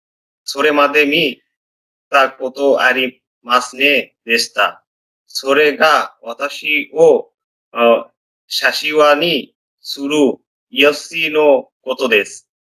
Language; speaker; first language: Japanese; non-native, learner; Bangla